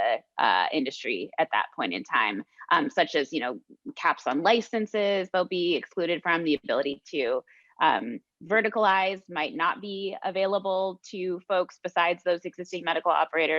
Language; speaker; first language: English; native; English